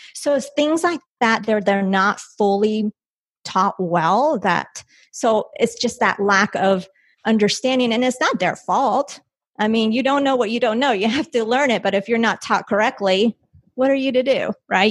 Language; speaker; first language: English; early bilingual, other home language; Spanish